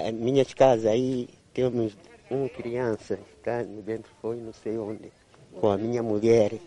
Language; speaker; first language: Portuguese; non-native, local second language; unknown